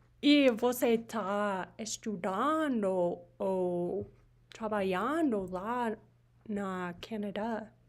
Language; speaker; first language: Portuguese; non-native, learner; English